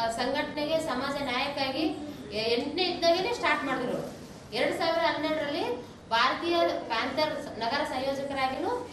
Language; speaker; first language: Kannada; native; Kannada